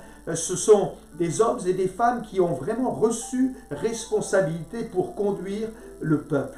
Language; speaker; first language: French; native; French